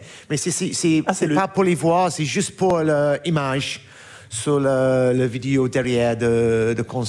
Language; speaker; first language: French; non-native, learner; English